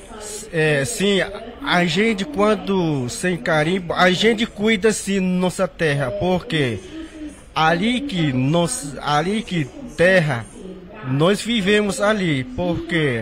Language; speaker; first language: Portuguese; non-native, local second language; Yanomámi